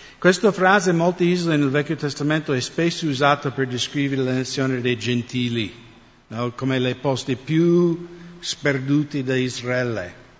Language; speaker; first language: Italian; non-native, fluent; English